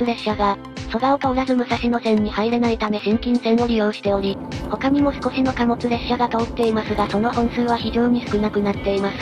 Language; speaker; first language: Japanese; native; Japanese